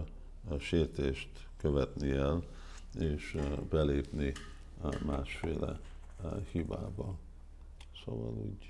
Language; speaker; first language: Hungarian; early bilingual, heritage; Hungarian